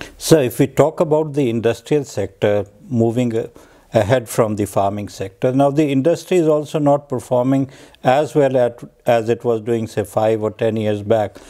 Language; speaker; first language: English; non-native, local second language; Punjabi